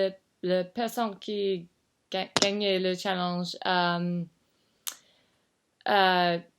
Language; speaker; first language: French; non-native, learner; English